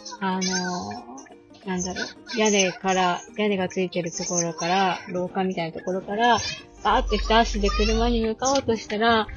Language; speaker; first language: Japanese; native; Japanese